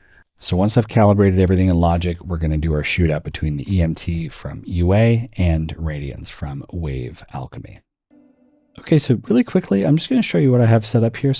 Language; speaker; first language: English; native; English